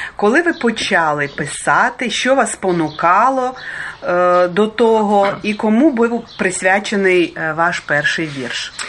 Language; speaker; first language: Ukrainian; early bilingual, heritage; Ukrainian